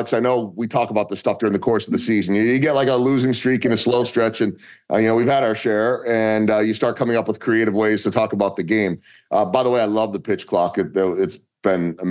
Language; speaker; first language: English; native; English